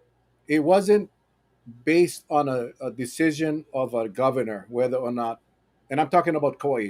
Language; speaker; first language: English; native; English